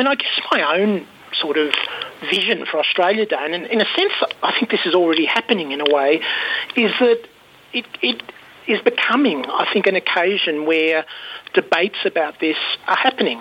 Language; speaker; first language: English; native; English